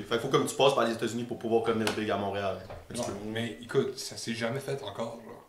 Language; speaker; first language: French; native; French